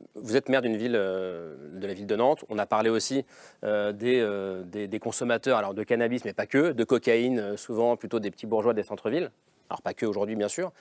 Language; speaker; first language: French; native; French